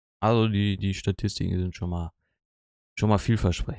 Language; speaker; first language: German; native; German